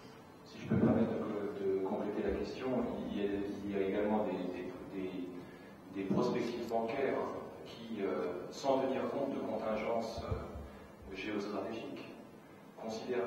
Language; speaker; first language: French; native; French